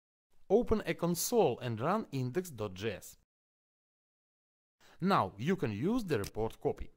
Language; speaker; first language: English; non-native, fluent; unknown